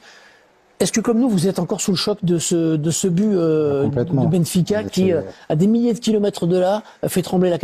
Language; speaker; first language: French; native; French